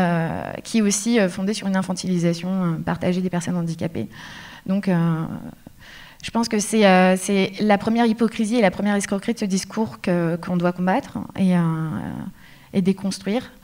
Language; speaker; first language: French; native; French